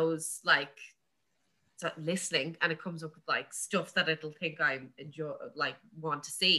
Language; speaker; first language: English; native; English